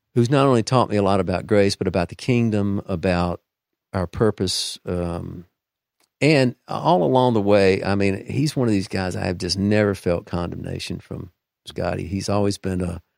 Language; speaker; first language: English; native; English